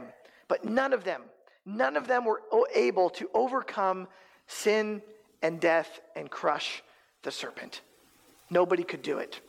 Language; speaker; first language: English; native; English